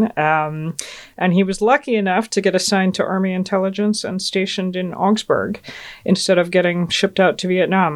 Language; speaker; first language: English; native; English